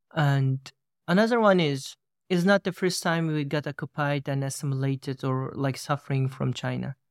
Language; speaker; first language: English; non-native, fluent; Uyghur